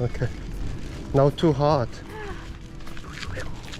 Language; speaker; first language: English; non-native, learner; Korean